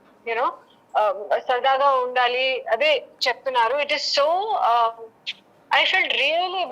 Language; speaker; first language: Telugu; non-native, local second language; Hindi